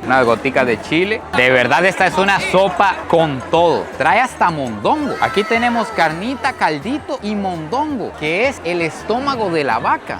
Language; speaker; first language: Spanish; native; Spanish